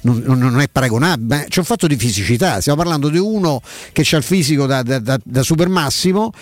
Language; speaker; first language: Italian; native; Italian